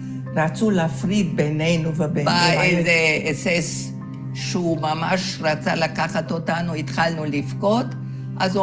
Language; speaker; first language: Hebrew; non-native, fluent; Hungarian